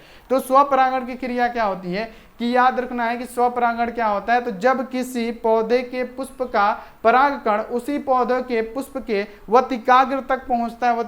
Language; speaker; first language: Hindi; native; Hindi